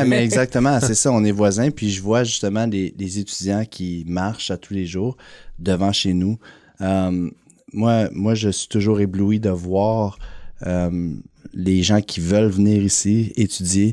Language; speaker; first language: French; native; French